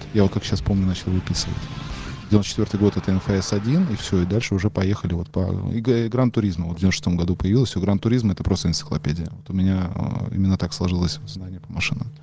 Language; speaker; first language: Russian; native; Russian